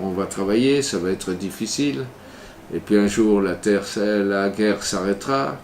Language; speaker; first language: French; native; French